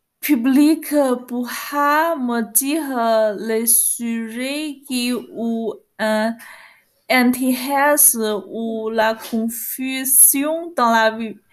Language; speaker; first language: French; non-native, learner; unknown